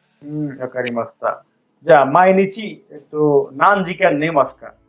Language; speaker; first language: Japanese; non-native, fluent; Bangla